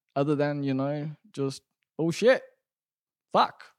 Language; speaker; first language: English; native; English